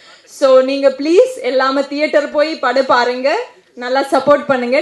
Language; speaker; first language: Tamil; non-native, fluent; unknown